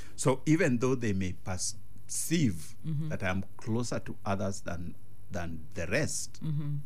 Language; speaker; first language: English; non-native, local second language; Luo (Kenya and Tanzania)